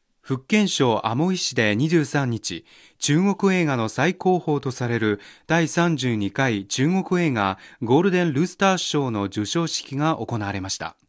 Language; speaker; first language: Japanese; non-native, fluent; Chinese